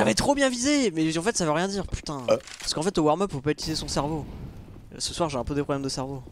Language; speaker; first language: French; native; French